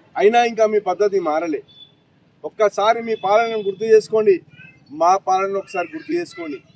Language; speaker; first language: Telugu; native; Telugu